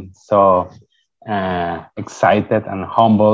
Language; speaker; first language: English; non-native, fluent; Spanish